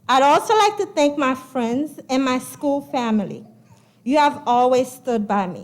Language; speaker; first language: English; early bilingual, other home language; Haitian Creole